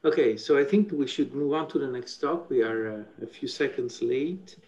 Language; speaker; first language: English; non-native, fluent; Italian